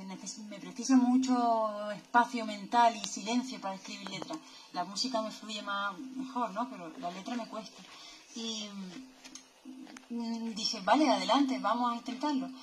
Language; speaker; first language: Spanish; native; Spanish